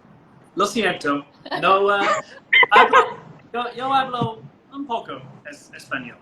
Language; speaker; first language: Spanish; non-native, learner; English